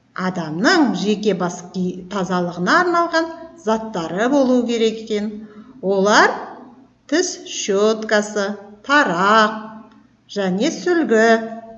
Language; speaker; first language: Kazakh; native; Kazakh